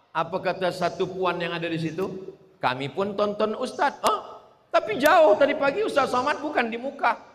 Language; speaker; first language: Malay; native; Malay